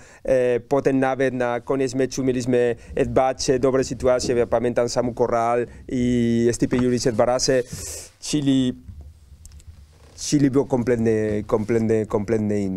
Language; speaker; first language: Polish; non-native, learner; Spanish